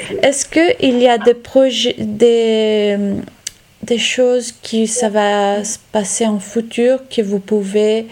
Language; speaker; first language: French; non-native, local second language; Italian